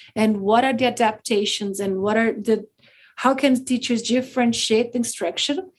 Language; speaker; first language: English; non-native, fluent; Portuguese